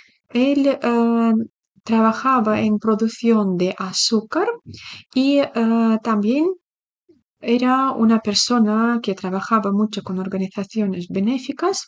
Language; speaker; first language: Spanish; non-native, fluent; Ukrainian